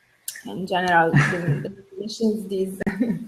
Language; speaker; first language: English; non-native, learner; Italian